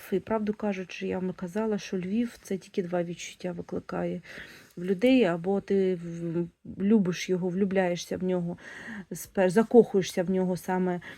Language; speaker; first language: Ukrainian; non-native, local second language; Russian